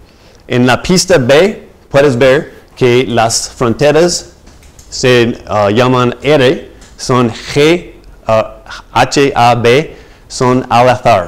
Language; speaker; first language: Spanish; non-native, fluent; English